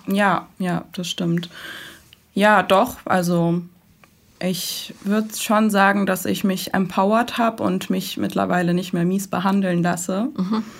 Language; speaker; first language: German; early bilingual, other home language; Persian